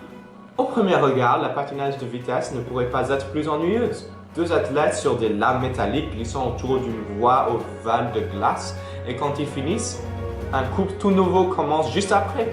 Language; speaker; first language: French; non-native, learner; English